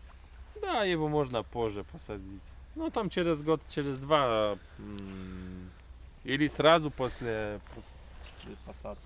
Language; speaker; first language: Russian; non-native, fluent; Polish